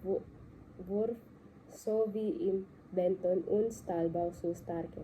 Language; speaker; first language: German; non-native, learner; Filipino